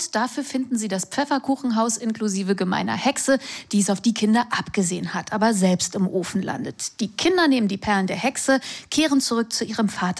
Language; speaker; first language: German; native; German